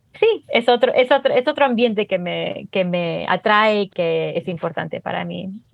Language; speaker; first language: Spanish; early bilingual, heritage; Spanish